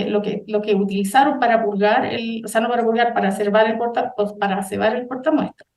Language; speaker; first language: Spanish; native; Spanish